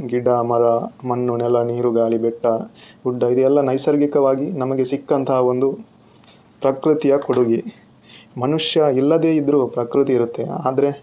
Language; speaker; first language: Kannada; non-native, local second language; Tulu